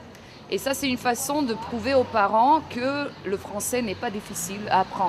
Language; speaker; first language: French; non-native, fluent; Serbian